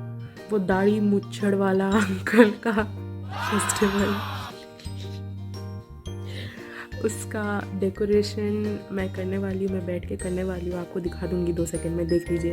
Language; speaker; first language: Hindi; non-native, local second language; Bangla